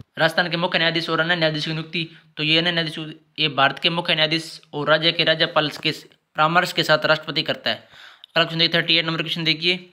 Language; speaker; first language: Hindi; native; Hindi